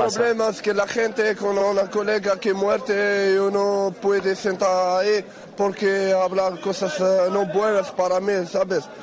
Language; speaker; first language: Spanish; non-native, learner; Arabic